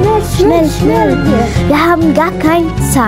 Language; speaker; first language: German; non-native, learner; Arabic